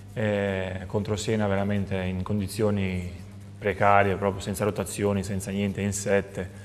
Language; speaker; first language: Italian; non-native, fluent; Albanian